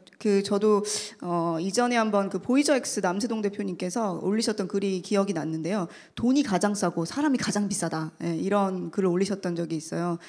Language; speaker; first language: Korean; native; Korean